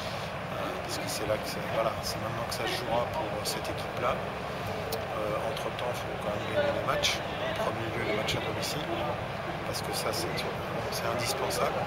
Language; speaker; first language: French; native; French